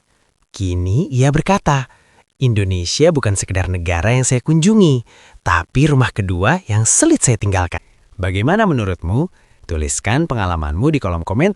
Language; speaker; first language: Indonesian; native; Indonesian